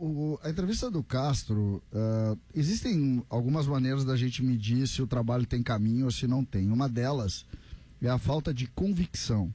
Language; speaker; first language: Portuguese; native; Portuguese